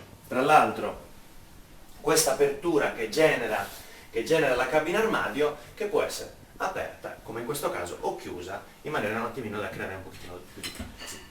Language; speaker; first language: Italian; native; Italian